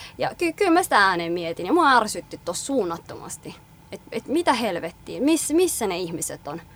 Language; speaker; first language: Finnish; early bilingual, other home language; Somali